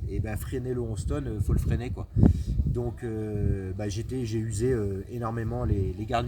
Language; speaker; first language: French; native; French